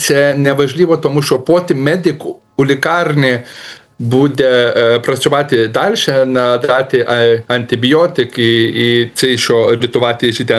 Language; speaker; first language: Ukrainian; non-native, learner; Lithuanian